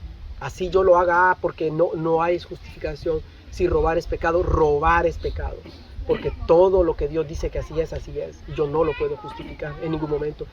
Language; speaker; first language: Spanish; native; Spanish